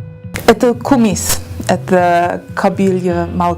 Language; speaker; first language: Russian; non-native, fluent; English